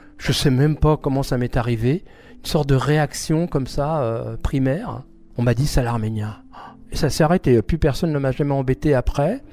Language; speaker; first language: French; early bilingual, other home language; Armenian